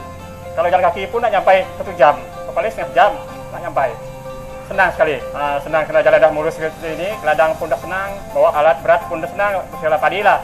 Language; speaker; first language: Indonesian; non-native, local second language; Iban